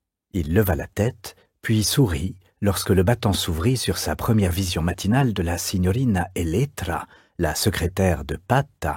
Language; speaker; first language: French; native; French